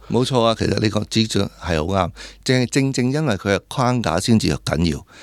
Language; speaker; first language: Cantonese; native; Cantonese